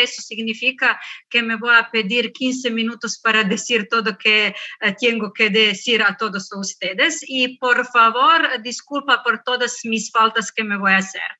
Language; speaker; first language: Spanish; non-native, learner; Croatian